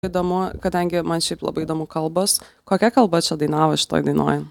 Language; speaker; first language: Lithuanian; native; Lithuanian